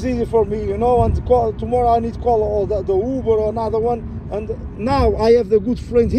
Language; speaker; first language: English; non-native, learner; Portuguese